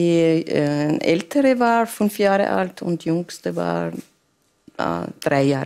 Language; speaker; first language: German; non-native, learner; Persian